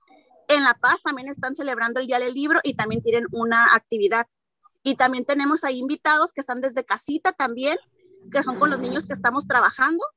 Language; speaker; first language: Spanish; native; Spanish